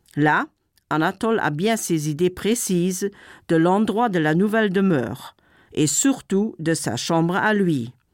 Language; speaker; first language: French; non-native, local second language; Luxembourgish